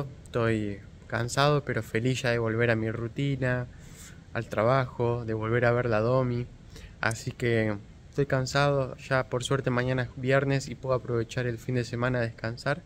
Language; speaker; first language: Spanish; native; Spanish